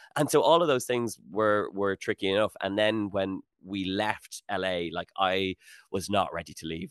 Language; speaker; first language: English; native; English